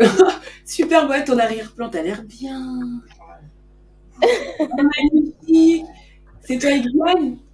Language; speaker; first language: French; native; French